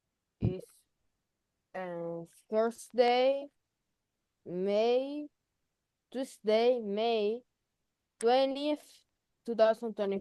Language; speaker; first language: English; non-native, learner; Spanish